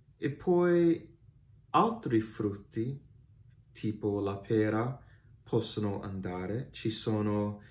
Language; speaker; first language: Italian; non-native, fluent; English